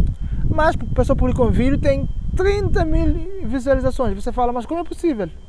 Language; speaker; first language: Portuguese; non-native, local second language; Kabuverdianu